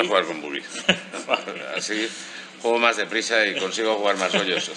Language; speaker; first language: Spanish; native; Spanish